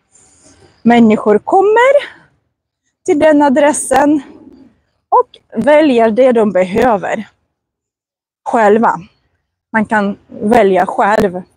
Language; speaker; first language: Swedish; non-native, fluent; Russian